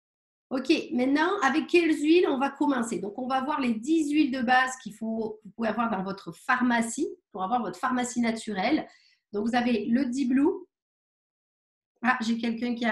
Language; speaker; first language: French; native; French